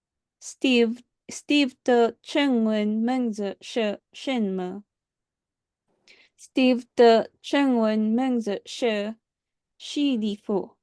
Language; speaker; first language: Chinese; non-native, learner; Filipino